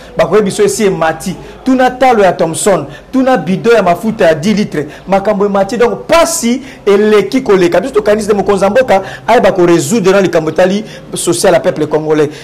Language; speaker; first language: Lingala; non-native, local second language; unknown